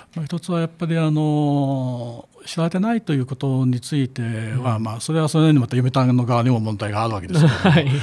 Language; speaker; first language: Japanese; native; Japanese